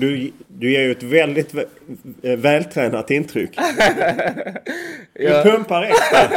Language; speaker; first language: Swedish; native; Swedish